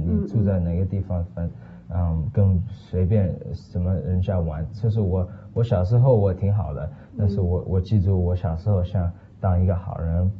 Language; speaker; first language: Chinese; early bilingual, heritage; Chinese